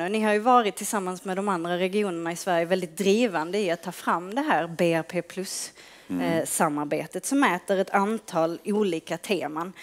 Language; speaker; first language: Swedish; native; Swedish